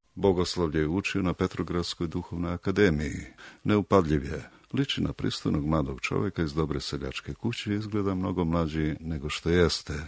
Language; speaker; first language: Serbian; native; Serbian